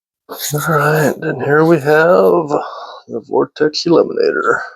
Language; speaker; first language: English; native; English